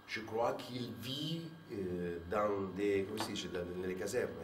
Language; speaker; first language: French; non-native, fluent; Italian